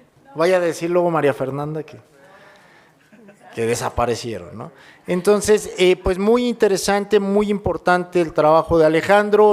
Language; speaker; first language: Spanish; native; Spanish